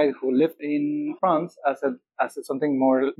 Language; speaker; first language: English; non-native, fluent; Spanish